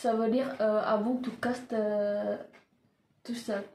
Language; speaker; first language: French; non-native, learner; Indonesian